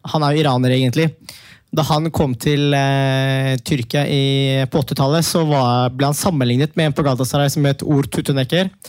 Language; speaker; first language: Norwegian; early bilingual, other home language; Turkish